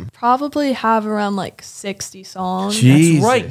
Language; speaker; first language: English; native; English